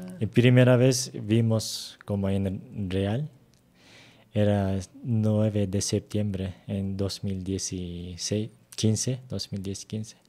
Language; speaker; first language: Spanish; non-native, fluent; Turkish